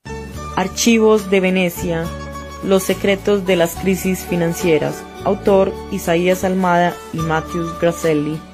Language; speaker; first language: Spanish; native; Spanish